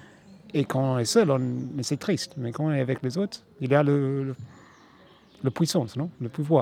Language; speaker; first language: French; non-native, fluent; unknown